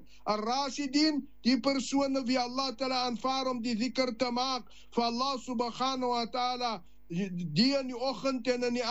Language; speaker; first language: Dutch; non-native, learner; Afrikaans